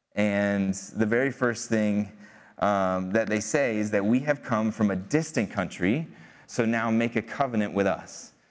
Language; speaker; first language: English; native; English